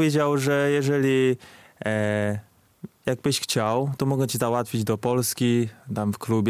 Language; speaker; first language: Polish; non-native, fluent; Chinese